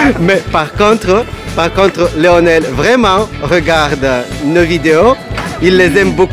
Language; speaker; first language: French; non-native, fluent; Russian